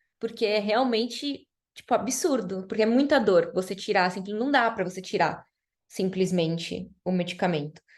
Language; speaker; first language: Portuguese; native; Portuguese